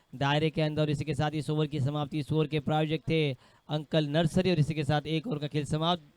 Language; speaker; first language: Hindi; non-native, local second language; Marathi